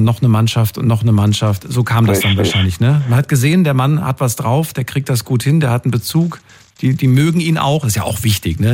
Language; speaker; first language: German; native; German